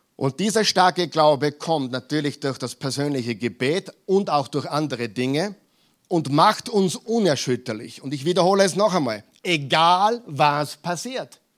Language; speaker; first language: German; non-native, fluent; English